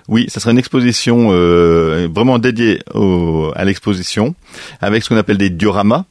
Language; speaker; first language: French; native; French